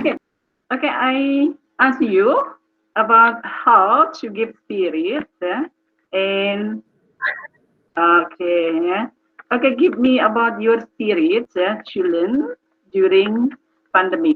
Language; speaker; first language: English; non-native, learner; Indonesian